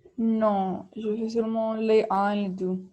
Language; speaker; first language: French; non-native, learner; Spanish